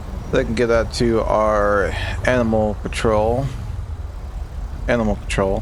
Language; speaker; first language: English; native; English